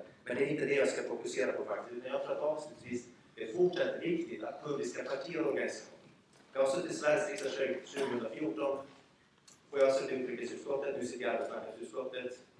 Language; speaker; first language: Swedish; early bilingual, other home language; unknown